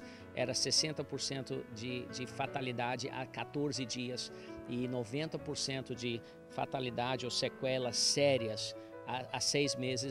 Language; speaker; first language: Portuguese; non-native, fluent; English